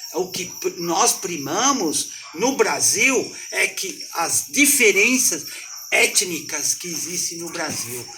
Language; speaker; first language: Portuguese; native; Portuguese